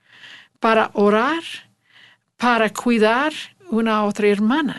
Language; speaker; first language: Spanish; non-native, learner; English